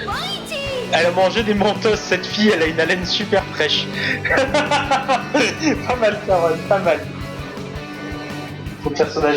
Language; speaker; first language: French; native; French